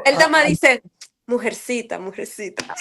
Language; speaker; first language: Spanish; early bilingual, heritage; Spanish